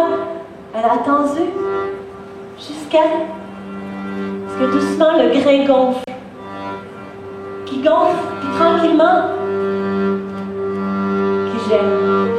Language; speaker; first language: French; native; French